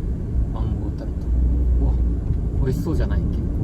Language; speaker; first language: Japanese; native; Japanese